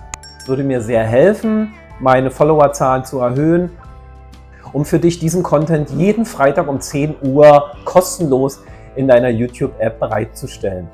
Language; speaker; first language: German; native; German